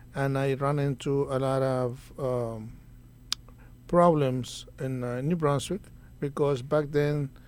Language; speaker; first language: English; non-native, fluent; Spanish